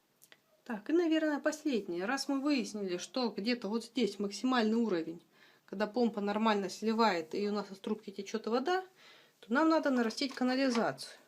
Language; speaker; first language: Russian; native; Russian